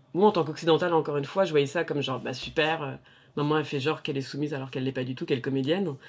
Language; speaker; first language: French; native; French